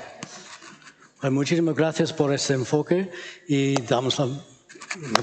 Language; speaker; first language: Spanish; non-native, fluent; English